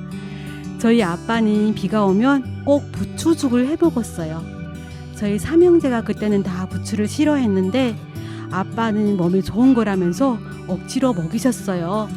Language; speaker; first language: Korean; non-native, fluent; Chinese